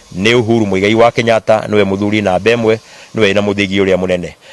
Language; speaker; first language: Kikuyu; native; Kikuyu